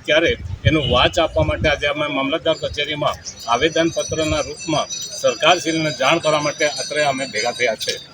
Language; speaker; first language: Gujarati; non-native, local second language; Gamit